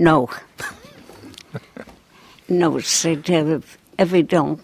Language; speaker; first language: French; non-native, fluent; English